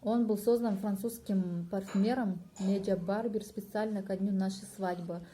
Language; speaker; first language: Russian; non-native, local second language; Kyrgyz